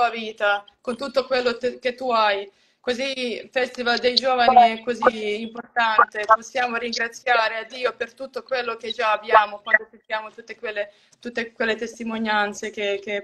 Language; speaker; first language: Italian; non-native, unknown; Croatian